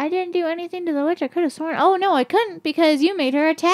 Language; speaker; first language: English; native; English